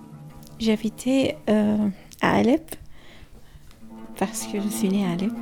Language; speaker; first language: French; non-native, learner; Arabic